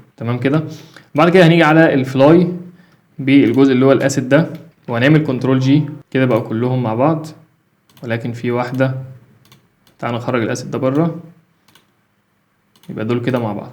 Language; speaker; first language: Arabic; native; Arabic